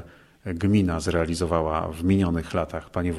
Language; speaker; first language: Polish; native; Polish